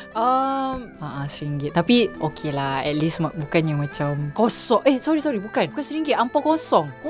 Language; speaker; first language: Malay; non-native, local second language; Min Nan Chinese